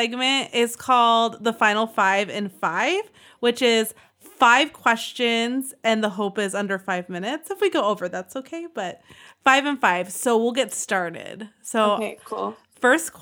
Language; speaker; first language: English; native; English